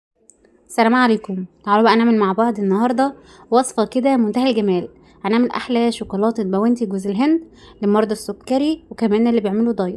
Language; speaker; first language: Arabic; native; Arabic